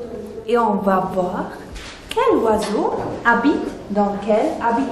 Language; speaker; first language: French; non-native, fluent; German